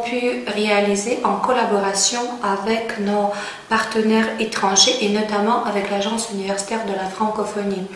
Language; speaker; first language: French; non-native, fluent; Russian